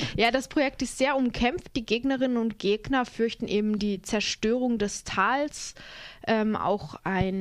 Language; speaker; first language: German; native; German